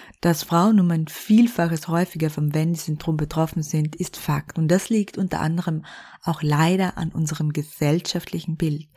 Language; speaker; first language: German; native; German